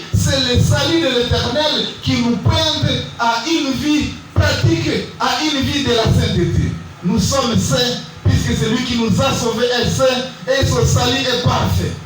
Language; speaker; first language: French; non-native, local second language; Swahili